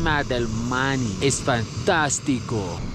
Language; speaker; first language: Spanish; non-native, learner; English